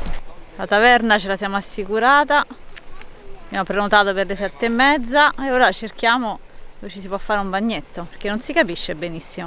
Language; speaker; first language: Italian; native; Italian